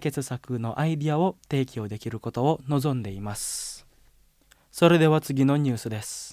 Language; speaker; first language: Japanese; non-native, fluent; Indonesian